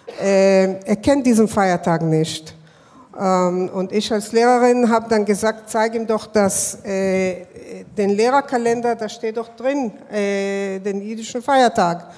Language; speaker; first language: German; non-native, fluent; Hebrew